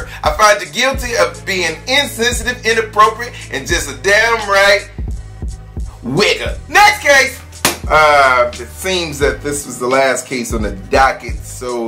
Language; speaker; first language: English; native; English